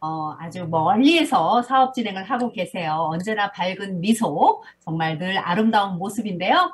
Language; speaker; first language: Korean; native; Korean